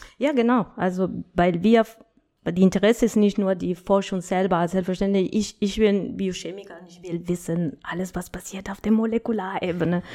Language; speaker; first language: German; non-native, fluent; Spanish